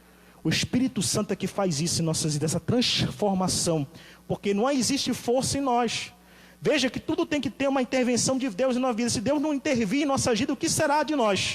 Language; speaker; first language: Portuguese; native; Portuguese